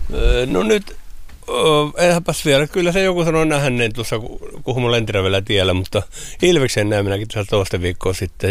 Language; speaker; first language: Finnish; native; Finnish